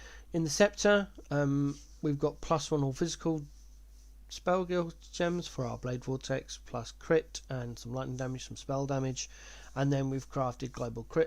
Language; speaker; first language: English; native; English